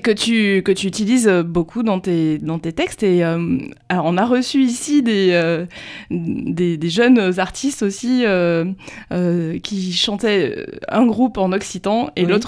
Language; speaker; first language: French; native; French